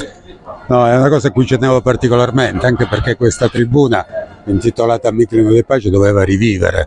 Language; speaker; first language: Italian; native; Italian